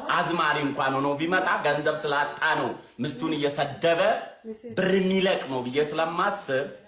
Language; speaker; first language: Amharic; non-native, local second language; Oromo